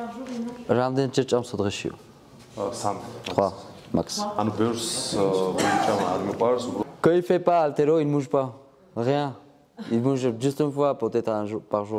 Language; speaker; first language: French; non-native, learner; Georgian